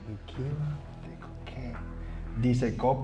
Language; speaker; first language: Spanish; non-native, learner; English